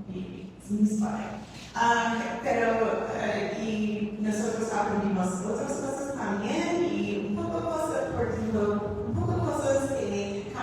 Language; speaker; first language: Spanish; non-native, learner; English